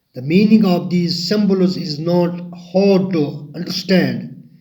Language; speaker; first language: English; non-native, local second language; Urdu